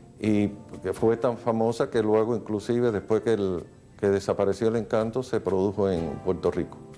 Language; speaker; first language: Spanish; native; Spanish